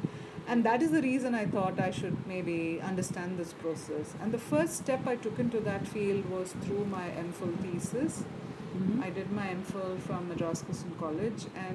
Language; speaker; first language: English; non-native, local second language; Malayalam